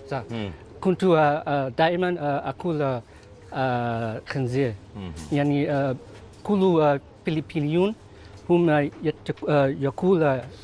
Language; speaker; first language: Arabic; non-native, learner; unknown